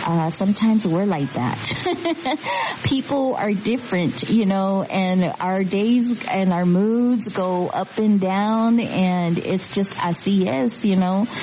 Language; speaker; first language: English; early bilingual, other home language; Spanish